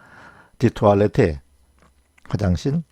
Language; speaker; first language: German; non-native, fluent; Korean